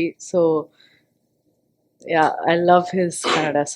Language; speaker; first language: Tamil; non-native, local second language; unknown